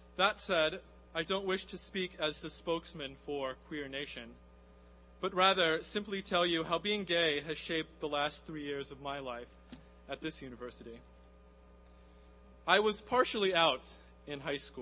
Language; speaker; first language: English; native; English